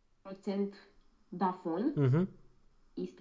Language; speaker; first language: German; non-native, learner; Romanian